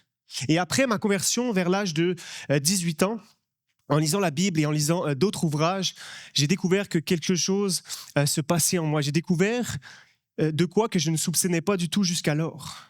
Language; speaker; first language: French; native; French